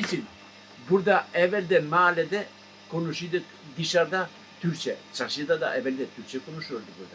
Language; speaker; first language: Turkish; non-native, local second language; Albanian